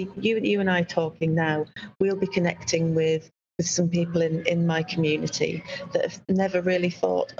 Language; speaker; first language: English; native; English